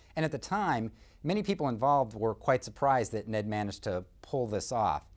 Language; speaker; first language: English; native; English